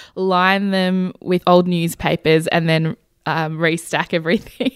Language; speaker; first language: English; early bilingual, other home language; Hindi